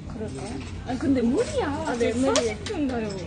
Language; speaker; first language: Korean; non-native, fluent; Japanese